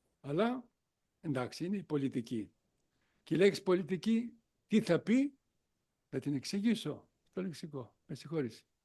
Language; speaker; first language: Greek; non-native, local second language; Macedonian